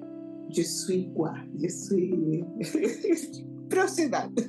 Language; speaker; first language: French; non-native, fluent; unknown